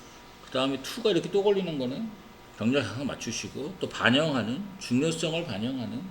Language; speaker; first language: Korean; native; Korean